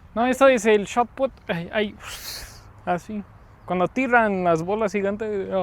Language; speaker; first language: Spanish; non-native, fluent; English